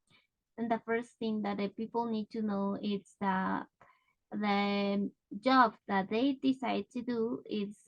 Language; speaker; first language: English; non-native, learner; Spanish